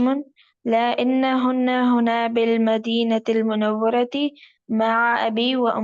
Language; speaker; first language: Arabic; non-native, learner; Urdu